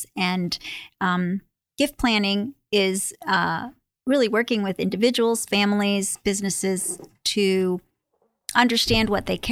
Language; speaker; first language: English; native; English